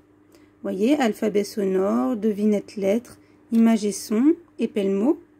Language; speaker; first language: French; native; French